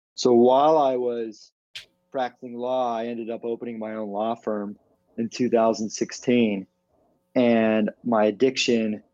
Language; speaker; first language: English; native; English